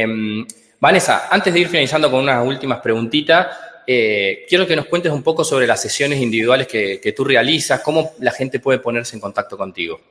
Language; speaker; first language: Spanish; native; Spanish